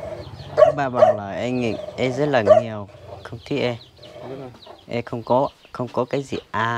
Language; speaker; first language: Vietnamese; non-native, local second language; Hmong